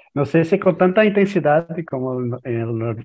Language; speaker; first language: Spanish; non-native, learner; Portuguese